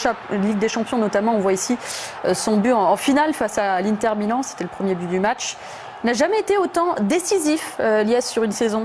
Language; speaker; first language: French; native; French